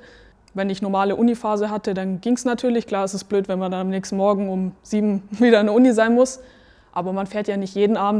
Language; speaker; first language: German; native; German